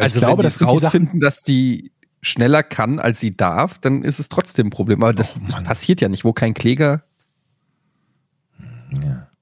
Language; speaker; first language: German; native; German